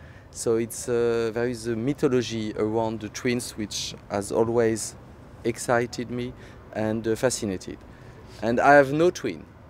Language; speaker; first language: English; non-native, fluent; French